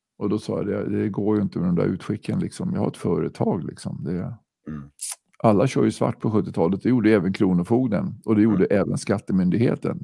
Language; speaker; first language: Swedish; native; Swedish